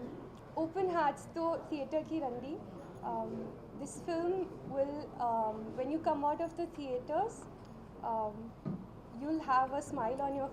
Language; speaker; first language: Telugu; non-native, learner; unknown